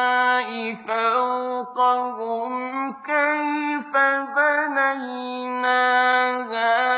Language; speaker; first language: Arabic; native; Arabic